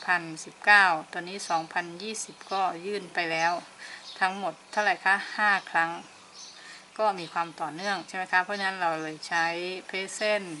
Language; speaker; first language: Thai; native; Thai